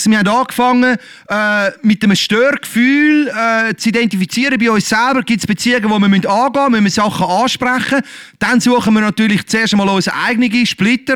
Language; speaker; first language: German; native; German